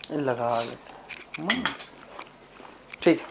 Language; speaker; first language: Hindi; native; Hindi